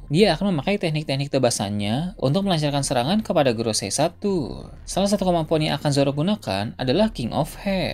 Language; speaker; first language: Indonesian; native; Indonesian